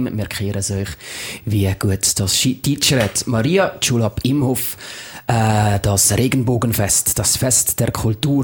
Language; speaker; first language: German; native; German